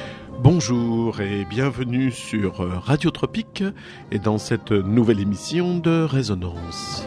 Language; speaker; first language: French; native; French